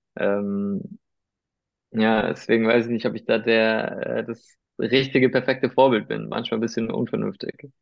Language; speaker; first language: German; early bilingual, other home language; Spanish